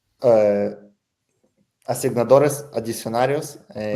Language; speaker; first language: Spanish; non-native, learner; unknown